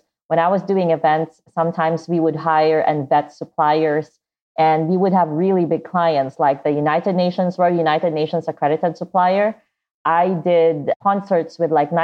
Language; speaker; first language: English; non-native, local second language; Cebuano